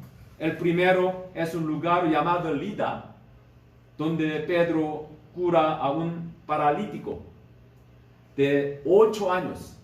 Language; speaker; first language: Spanish; non-native, learner; Korean